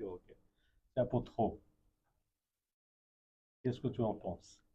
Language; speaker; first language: French; non-native, fluent; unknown